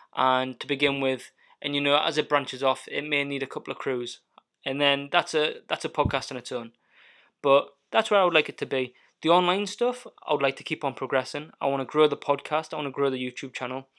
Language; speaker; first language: English; native; English